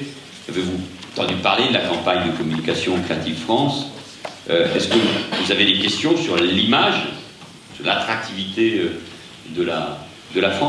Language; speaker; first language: French; native; French